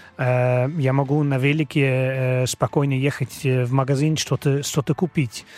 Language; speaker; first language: Russian; non-native, learner; Dutch